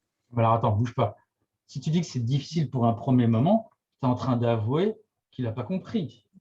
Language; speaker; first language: French; native; French